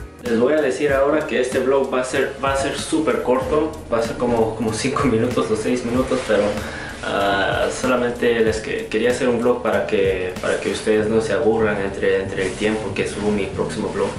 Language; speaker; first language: Spanish; non-native, fluent; Korean